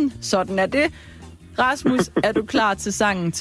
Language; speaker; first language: Danish; native; Danish